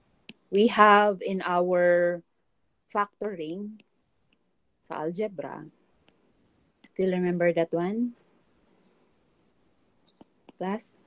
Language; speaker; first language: English; non-native, local second language; Filipino